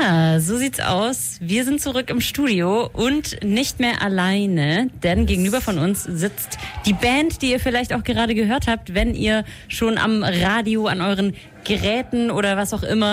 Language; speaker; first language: German; native; German